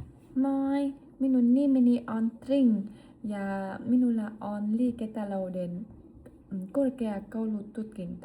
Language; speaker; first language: Finnish; non-native, learner; Vietnamese